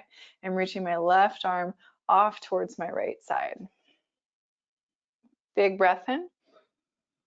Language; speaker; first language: English; native; English